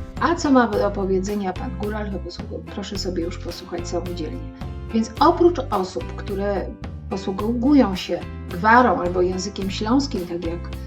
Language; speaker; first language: Polish; native; Polish